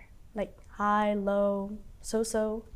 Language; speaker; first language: English; non-native, fluent; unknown